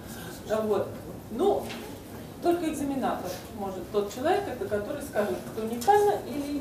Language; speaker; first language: Russian; native; Russian